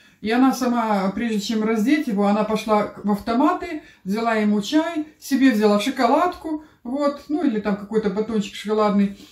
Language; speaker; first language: Russian; native; Russian